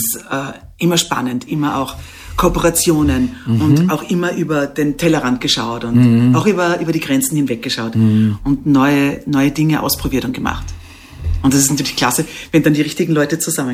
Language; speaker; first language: German; native; German